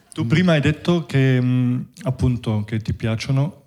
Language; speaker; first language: Italian; native; Italian